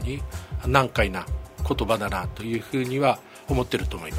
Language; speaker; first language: Japanese; native; Japanese